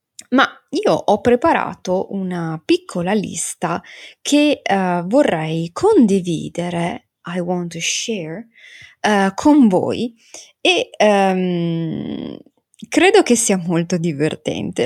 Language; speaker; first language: Italian; native; Italian